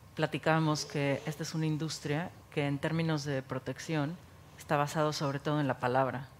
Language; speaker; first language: Spanish; native; Spanish